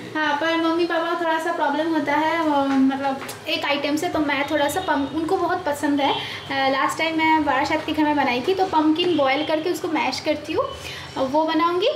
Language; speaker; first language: Hindi; non-native, local second language; Bangla